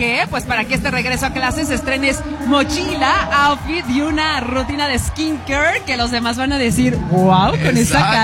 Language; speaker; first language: Spanish; native; Spanish